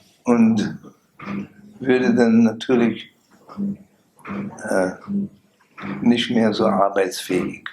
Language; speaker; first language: German; non-native, learner; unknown